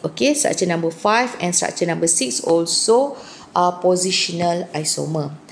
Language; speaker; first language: English; non-native, local second language; Malay